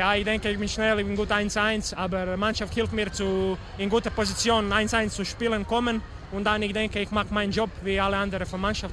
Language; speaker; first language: German; non-native, learner; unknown